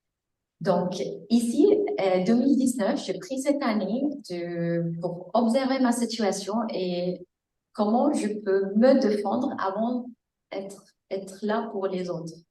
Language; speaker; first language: French; non-native, fluent; Arabic